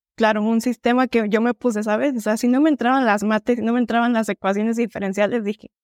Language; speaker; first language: Spanish; native; Spanish